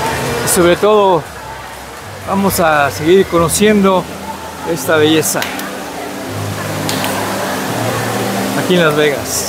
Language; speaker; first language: Spanish; native; Spanish